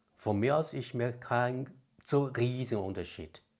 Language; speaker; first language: German; non-native, fluent; Chinese